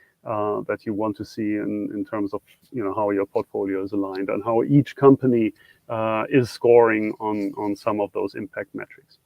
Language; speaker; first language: English; non-native, fluent; German